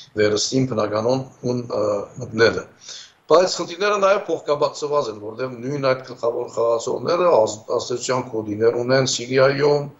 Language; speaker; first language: Armenian; early bilingual, heritage; Armenian